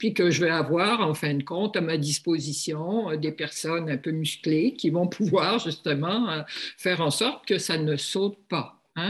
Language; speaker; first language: French; native; French